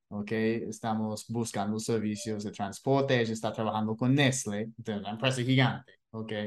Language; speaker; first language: Spanish; non-native, fluent; English